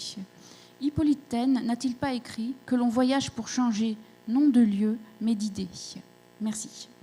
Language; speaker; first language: French; native; French